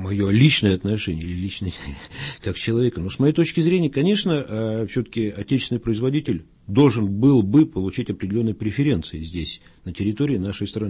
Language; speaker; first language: Russian; native; Russian